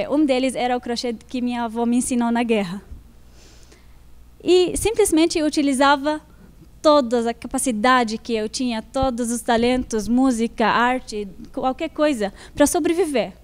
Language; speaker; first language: Portuguese; non-native, fluent; Arabic